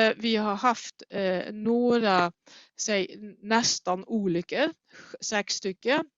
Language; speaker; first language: Swedish; non-native, fluent; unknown